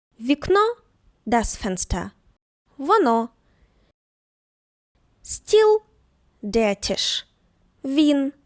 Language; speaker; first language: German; non-native, fluent; Ukrainian